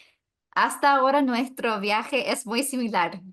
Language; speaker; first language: Spanish; non-native, fluent; English